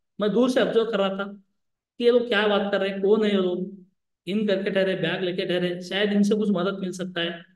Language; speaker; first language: Hindi; non-native, local second language; Lambadi